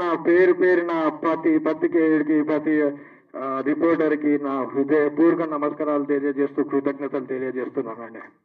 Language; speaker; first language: Telugu; native; Telugu